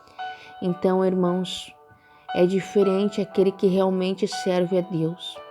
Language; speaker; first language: Portuguese; native; Portuguese